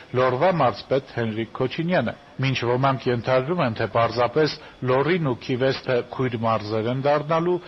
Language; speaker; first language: Armenian; native; Armenian